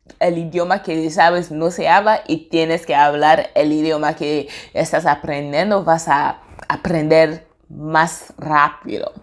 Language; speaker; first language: Spanish; non-native, fluent; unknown